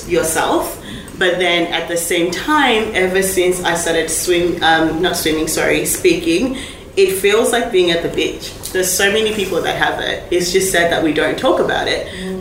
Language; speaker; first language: English; non-native, local second language; Shona